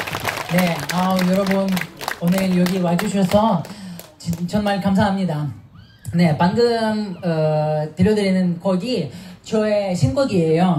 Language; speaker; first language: Korean; non-native, fluent; Ukrainian